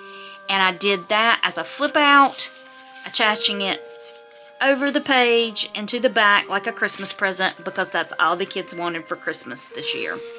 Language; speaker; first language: English; native; English